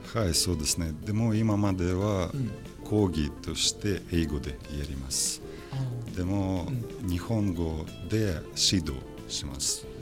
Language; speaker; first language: Japanese; non-native, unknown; Russian